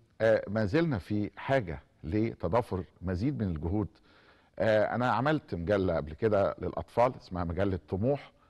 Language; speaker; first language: Arabic; native; Arabic